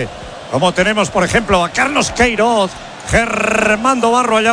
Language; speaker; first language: Spanish; native; Spanish